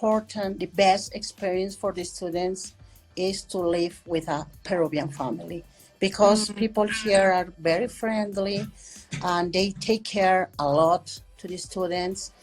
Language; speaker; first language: English; non-native, fluent; Spanish